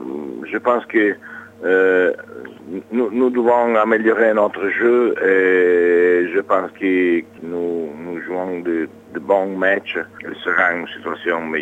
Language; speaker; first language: French; non-native, learner; Italian